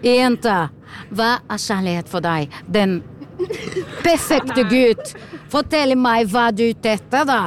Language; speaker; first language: Norwegian; non-native, fluent; Portuguese